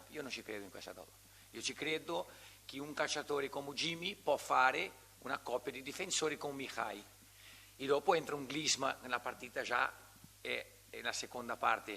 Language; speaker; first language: Italian; non-native, fluent; Portuguese